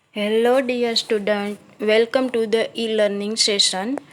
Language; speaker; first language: English; non-native, local second language; Gujarati